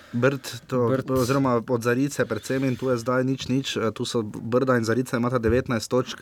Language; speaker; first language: Slovenian; native; Slovenian